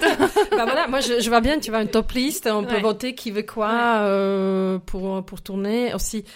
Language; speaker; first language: French; non-native, fluent; Slovak